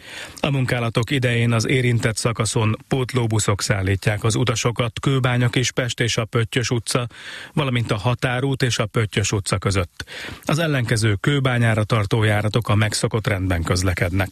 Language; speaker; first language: Hungarian; native; Hungarian